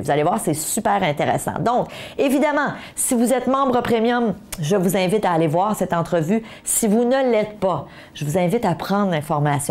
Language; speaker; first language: French; native; French